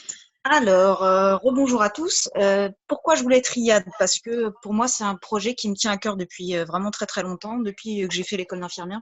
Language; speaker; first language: French; native; French